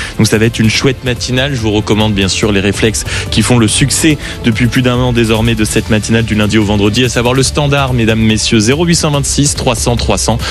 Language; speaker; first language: French; native; French